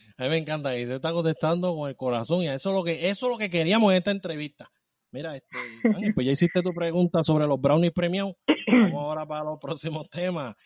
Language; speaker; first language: Spanish; native; Spanish